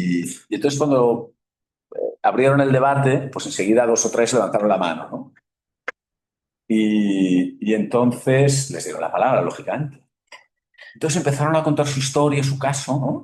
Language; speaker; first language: Spanish; native; Spanish